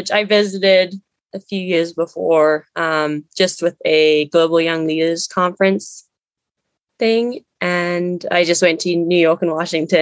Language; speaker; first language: English; native; English